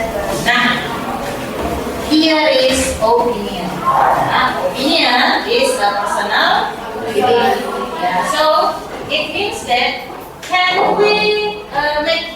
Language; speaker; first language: English; non-native, fluent; Indonesian